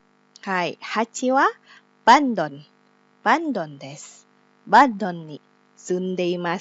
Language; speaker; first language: Japanese; non-native, learner; Indonesian